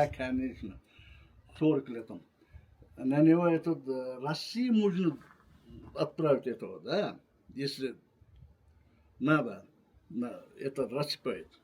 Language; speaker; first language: Russian; non-native, local second language; Uzbek